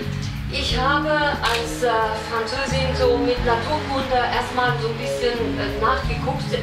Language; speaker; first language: German; non-native, fluent; French